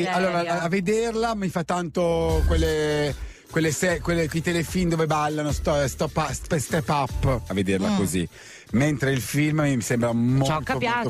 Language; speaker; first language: Italian; native; Italian